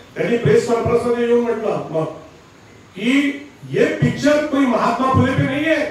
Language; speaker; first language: Hindi; non-native, local second language; Marathi